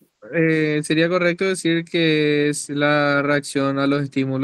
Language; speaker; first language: Spanish; native; Spanish